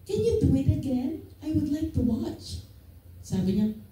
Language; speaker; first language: English; non-native, local second language; Filipino